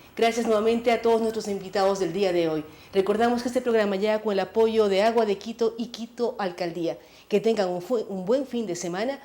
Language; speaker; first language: Spanish; native; Spanish